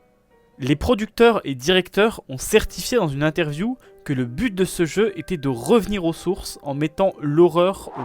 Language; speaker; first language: French; native; French